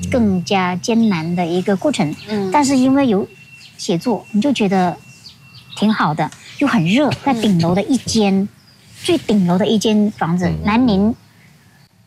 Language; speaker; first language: Chinese; non-native, local second language; Hakka Chinese